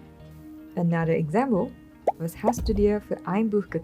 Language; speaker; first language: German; non-native, learner; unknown